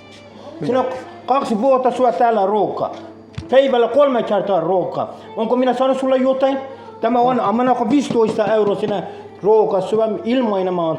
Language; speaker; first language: Finnish; non-native, learner; Turkish